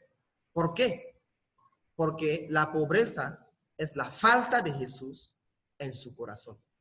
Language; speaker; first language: Spanish; non-native, fluent; French